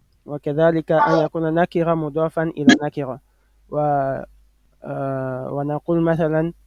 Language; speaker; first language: Arabic; non-native, fluent; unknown